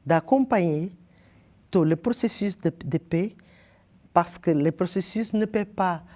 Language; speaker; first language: French; non-native, learner; Portuguese